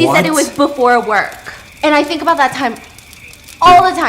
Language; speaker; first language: English; native; English